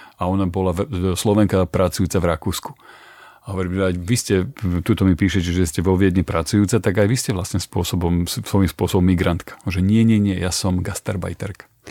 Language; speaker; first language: Slovak; native; Slovak